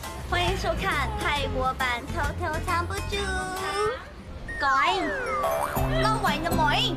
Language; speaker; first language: Chinese; native; Chinese